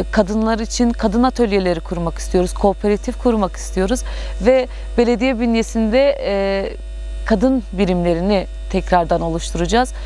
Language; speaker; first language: Turkish; native; Turkish